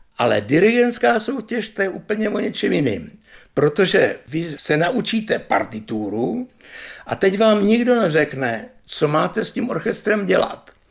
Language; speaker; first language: Czech; native; Czech